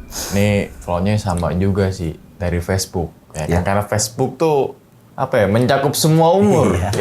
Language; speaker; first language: Indonesian; native; Indonesian